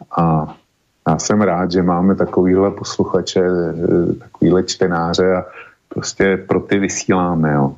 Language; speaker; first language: Czech; native; Czech